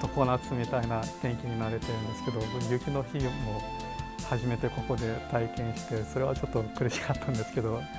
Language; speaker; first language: Japanese; non-native, fluent; Portuguese